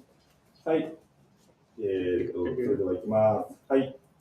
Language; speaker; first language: Japanese; native; Japanese